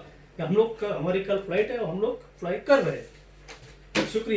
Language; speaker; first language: Hindi; native; Hindi